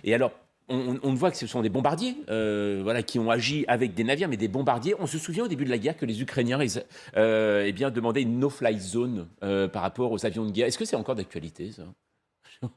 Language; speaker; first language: French; native; French